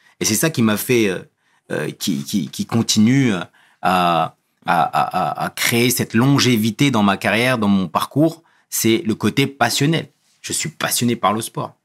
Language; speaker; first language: French; early bilingual, other home language; Kabyle